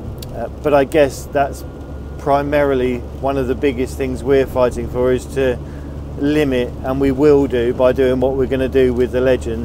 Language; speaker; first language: English; native; English